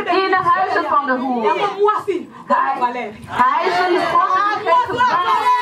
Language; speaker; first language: Dutch; non-native, fluent; Lingala